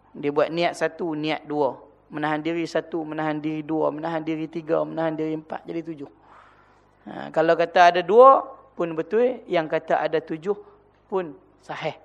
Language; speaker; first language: Malay; native; Malay